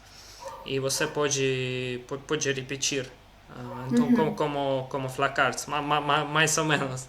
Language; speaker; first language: Portuguese; non-native, learner; Russian